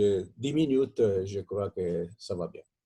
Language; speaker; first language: French; non-native, fluent; Italian